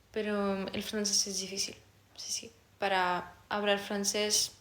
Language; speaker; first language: Spanish; non-native, learner; French